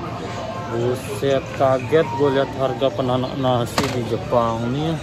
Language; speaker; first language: Indonesian; native; Indonesian